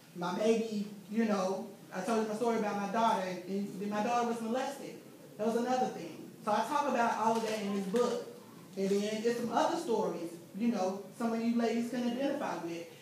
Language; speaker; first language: English; native; English